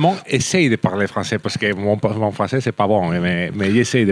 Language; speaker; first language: French; non-native, learner; Spanish